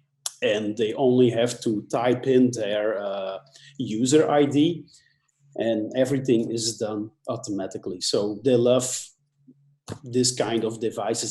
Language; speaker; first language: English; non-native, fluent; Dutch